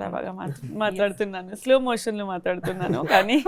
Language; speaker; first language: Telugu; non-native, learner; Kannada